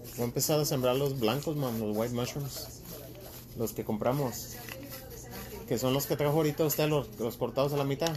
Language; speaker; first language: Spanish; early bilingual, heritage; Spanish